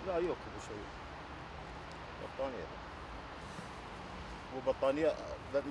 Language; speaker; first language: Turkish; non-native, learner; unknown